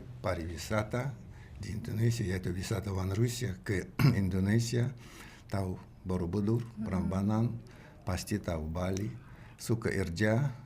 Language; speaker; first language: Indonesian; non-native, learner; Russian